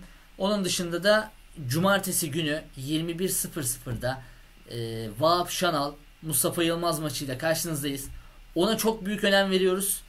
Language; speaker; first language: Turkish; native; Turkish